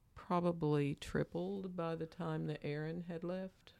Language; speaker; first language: English; native; English